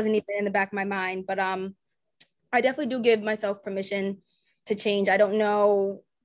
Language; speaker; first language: English; native; English